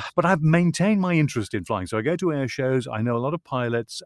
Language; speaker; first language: English; native; English